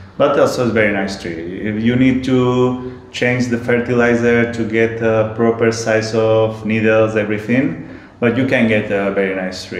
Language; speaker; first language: English; non-native, learner; Spanish